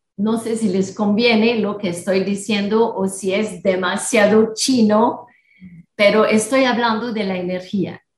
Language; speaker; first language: Spanish; non-native, fluent; French